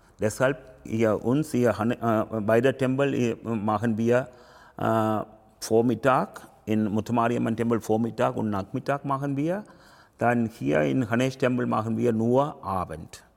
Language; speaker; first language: German; non-native, learner; Tamil